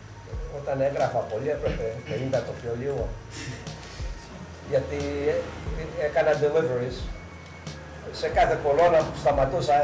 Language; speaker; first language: Greek; early bilingual, heritage; Greek